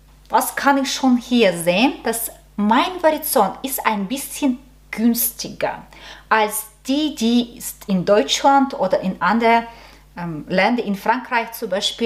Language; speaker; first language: German; non-native, learner; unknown